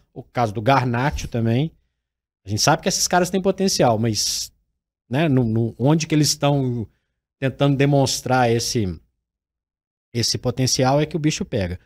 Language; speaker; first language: Portuguese; native; Portuguese